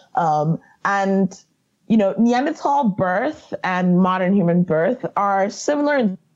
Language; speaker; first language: English; non-native, local second language; Yoruba